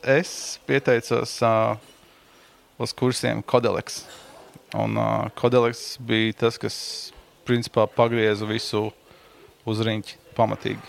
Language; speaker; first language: Latvian; native; Latvian